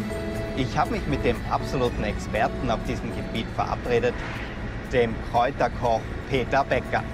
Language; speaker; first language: German; native; German